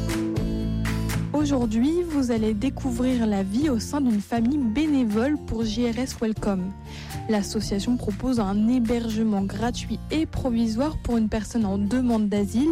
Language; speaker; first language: French; native; French